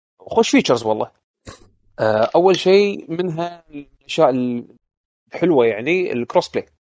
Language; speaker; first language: Arabic; native; Arabic